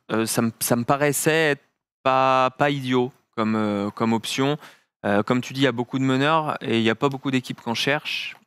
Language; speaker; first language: French; native; French